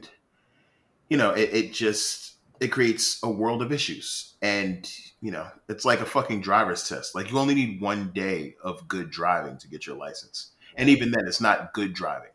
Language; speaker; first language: English; native; English